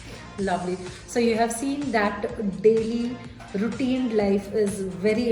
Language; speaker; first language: English; non-native, local second language; Hindi